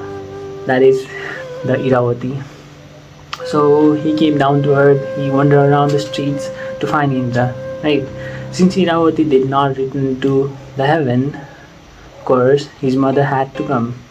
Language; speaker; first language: English; non-native, local second language; Nepali